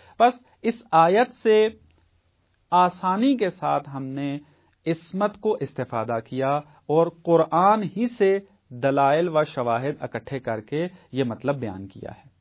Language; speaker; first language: Urdu; native; Urdu